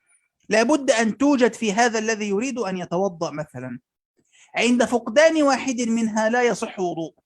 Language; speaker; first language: Arabic; native; Arabic